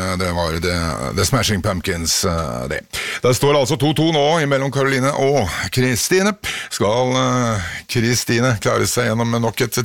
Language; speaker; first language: Norwegian; native; Norwegian